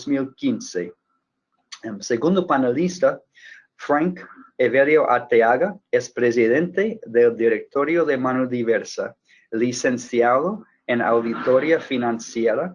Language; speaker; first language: Spanish; non-native, fluent; English